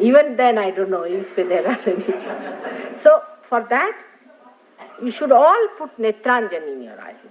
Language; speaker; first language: English; non-native, local second language; Marathi